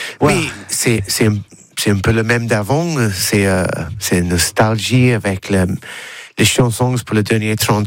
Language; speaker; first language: French; non-native, learner; English